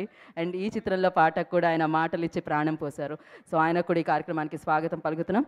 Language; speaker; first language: Telugu; native; Telugu